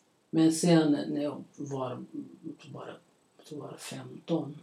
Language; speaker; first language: Swedish; non-native, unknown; Portuguese